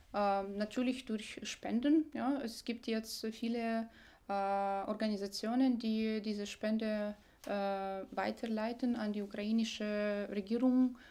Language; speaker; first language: German; non-native, fluent; Ukrainian